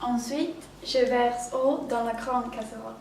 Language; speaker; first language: French; non-native, learner; Swedish